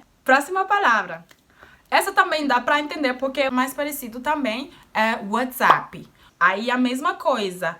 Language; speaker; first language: Portuguese; non-native, fluent; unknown